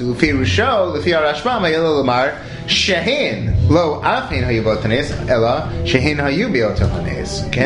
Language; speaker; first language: Hebrew; non-native, fluent; English